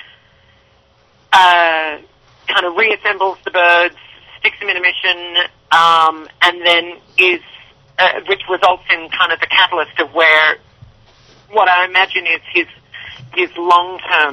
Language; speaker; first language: English; native; English